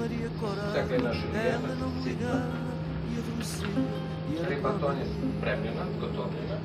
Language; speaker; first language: Bulgarian; non-native, learner; Serbian